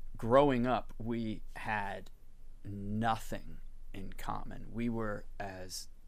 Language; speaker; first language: English; native; English